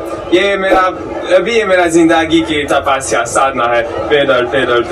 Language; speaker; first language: Hindi; non-native, learner; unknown